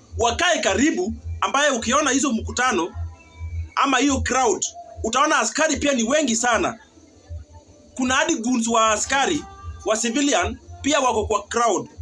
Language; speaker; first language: Swahili; native; Swahili